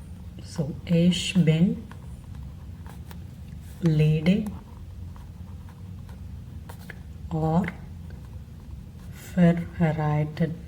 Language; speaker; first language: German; non-native, learner; Tamil